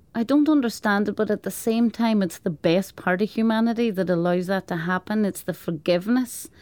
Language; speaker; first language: English; native; English